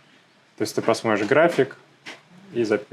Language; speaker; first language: Russian; native; Russian